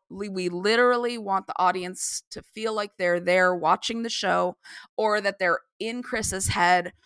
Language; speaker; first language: English; native; English